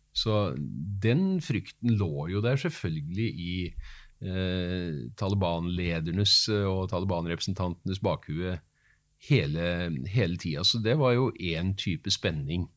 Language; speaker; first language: Norwegian; native; Norwegian